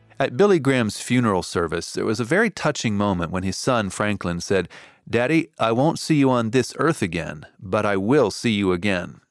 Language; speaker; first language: English; native; English